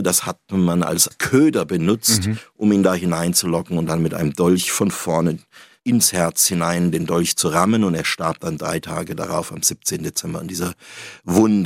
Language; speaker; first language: German; native; German